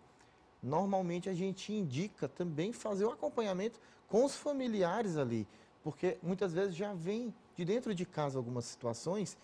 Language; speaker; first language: Portuguese; native; Portuguese